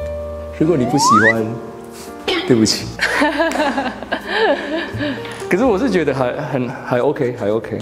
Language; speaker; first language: Chinese; non-native, fluent; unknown